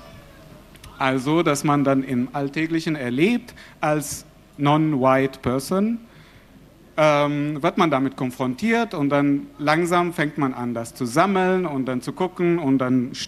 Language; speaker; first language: German; non-native, fluent; Arabic